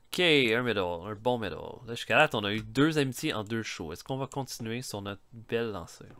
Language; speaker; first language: French; native; French